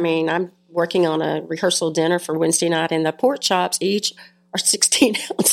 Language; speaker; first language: English; native; English